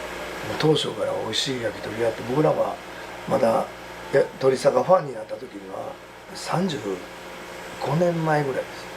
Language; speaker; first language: Japanese; native; Japanese